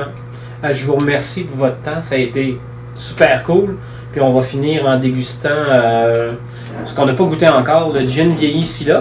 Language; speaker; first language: French; native; French